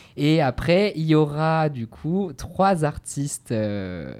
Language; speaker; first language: French; native; French